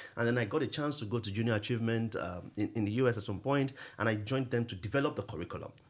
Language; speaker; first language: English; non-native, local second language; Yoruba